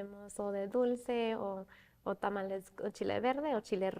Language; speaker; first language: Spanish; early bilingual, other home language; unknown